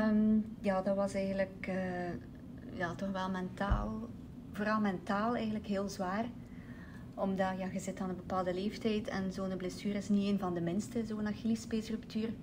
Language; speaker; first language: Dutch; native; Dutch